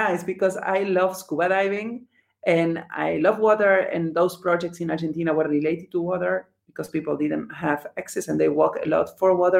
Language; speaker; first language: English; non-native, fluent; Spanish